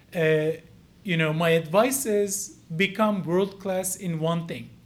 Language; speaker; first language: English; non-native, fluent; Turkish